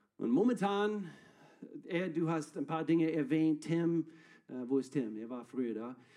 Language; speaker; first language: German; non-native, fluent; English